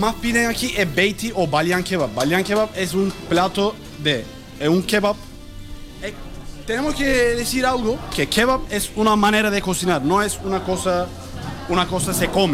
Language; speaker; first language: Spanish; non-native, learner; Turkish